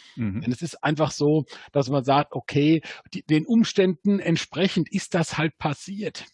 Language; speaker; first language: German; native; German